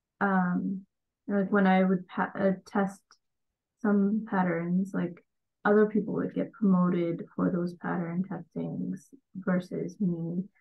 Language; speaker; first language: English; early bilingual, other home language; Bangla